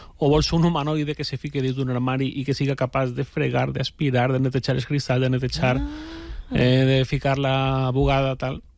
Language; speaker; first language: Catalan; native; Catalan